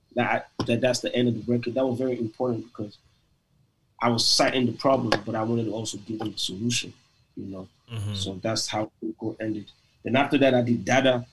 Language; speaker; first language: English; non-native, local second language; Igbo